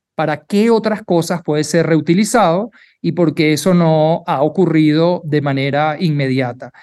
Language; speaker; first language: Spanish; native; Spanish